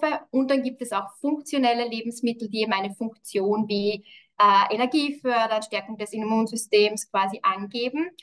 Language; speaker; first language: German; native; German